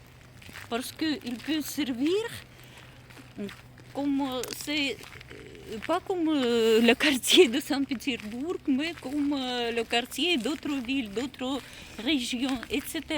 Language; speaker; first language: French; non-native, learner; Russian